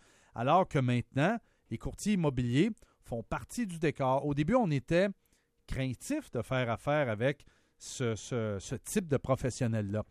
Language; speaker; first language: French; native; French